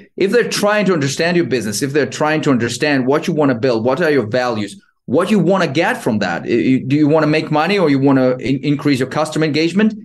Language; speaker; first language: English; non-native, fluent; Ukrainian